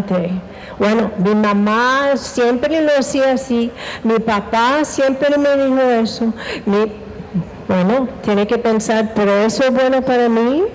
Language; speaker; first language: Spanish; non-native, fluent; English